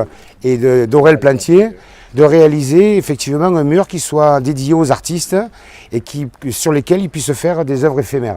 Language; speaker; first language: French; native; French